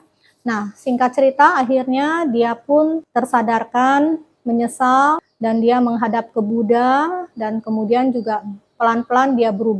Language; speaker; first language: Indonesian; native; Indonesian